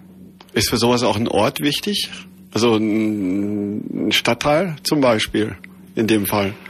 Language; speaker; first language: German; native; German